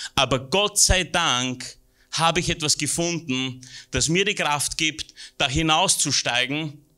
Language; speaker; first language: German; native; German